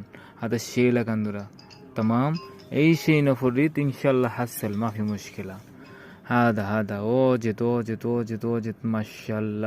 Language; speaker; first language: Arabic; non-native, learner; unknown